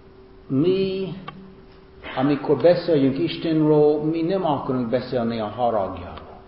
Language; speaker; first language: Hungarian; non-native, fluent; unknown